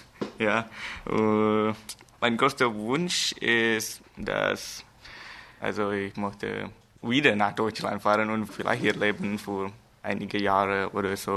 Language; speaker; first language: German; non-native, learner; Indonesian